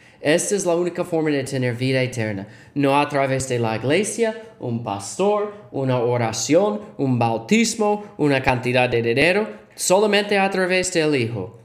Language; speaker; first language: Spanish; non-native, learner; English